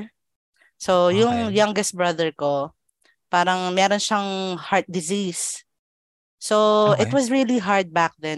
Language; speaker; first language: English; non-native, local second language; Filipino